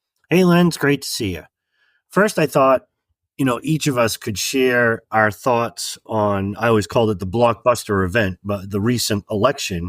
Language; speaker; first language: English; native; English